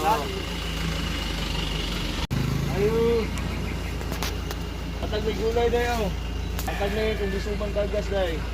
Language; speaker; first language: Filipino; non-native, local second language; Cebuano